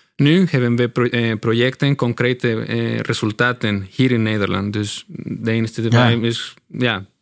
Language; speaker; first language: Dutch; non-native, fluent; Spanish